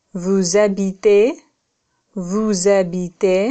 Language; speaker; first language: French; non-native, fluent; Russian